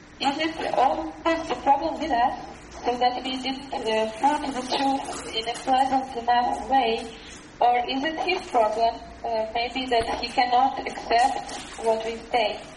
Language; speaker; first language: English; non-native, learner; Russian